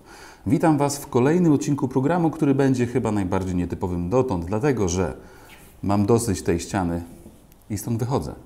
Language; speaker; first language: Polish; native; Polish